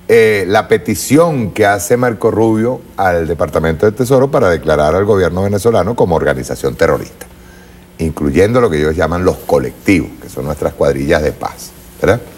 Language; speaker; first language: Spanish; native; Spanish